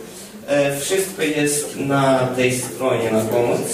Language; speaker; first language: Polish; non-native, fluent; Ukrainian